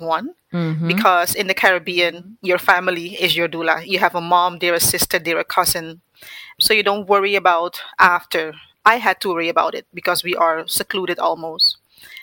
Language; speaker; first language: English; non-native, fluent; Dutch